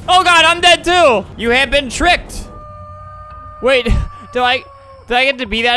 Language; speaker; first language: English; native; English